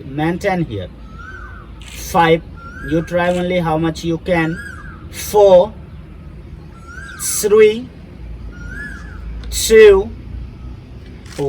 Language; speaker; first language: English; non-native, local second language; Hindi